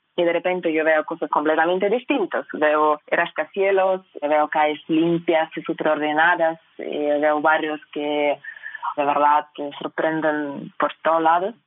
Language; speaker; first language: Spanish; non-native, fluent; Russian